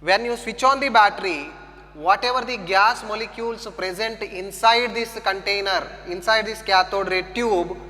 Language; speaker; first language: English; non-native, local second language; Kannada